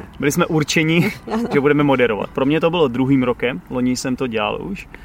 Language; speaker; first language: Czech; native; Czech